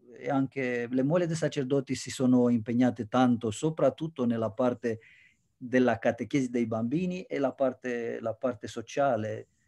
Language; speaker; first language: Italian; non-native, fluent; Romanian